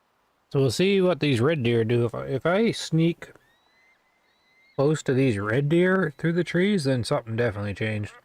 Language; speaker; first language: English; native; English